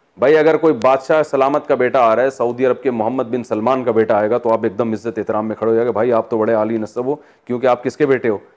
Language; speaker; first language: Urdu; native; Urdu